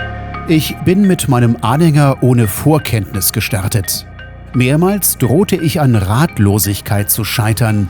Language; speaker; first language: German; native; German